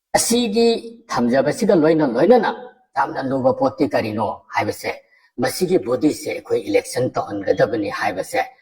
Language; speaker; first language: Manipuri; native; Manipuri